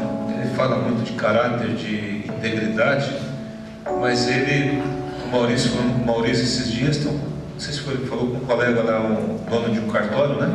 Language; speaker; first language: Portuguese; native; Portuguese